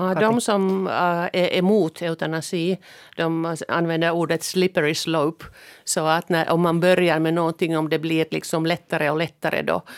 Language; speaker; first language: Swedish; non-native, local second language; Finnish